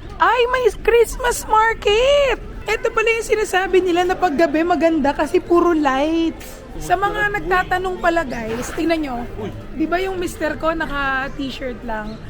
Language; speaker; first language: Filipino; native; Filipino